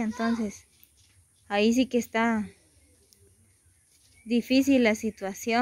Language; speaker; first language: Spanish; native; Spanish